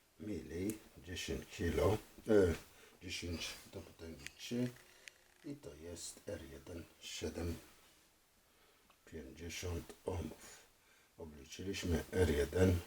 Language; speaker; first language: Polish; non-native, fluent; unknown